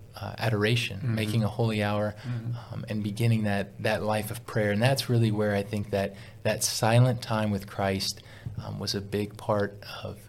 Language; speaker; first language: English; native; English